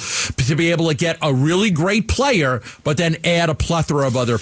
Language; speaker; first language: English; native; English